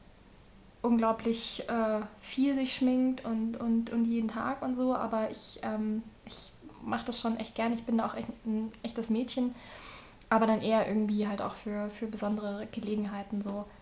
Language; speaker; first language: German; native; German